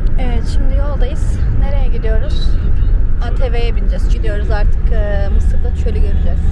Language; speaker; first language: Turkish; early bilingual, heritage; Turkish